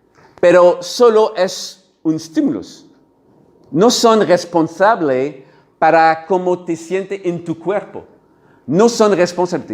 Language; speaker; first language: Spanish; non-native, learner; French